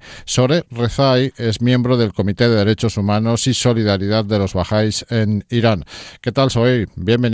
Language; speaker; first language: Spanish; native; Spanish